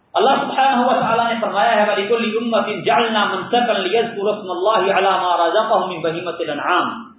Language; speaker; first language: Urdu; non-native, local second language; Punjabi